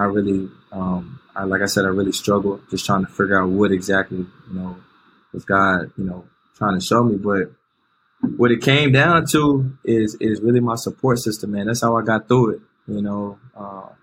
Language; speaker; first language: English; native; English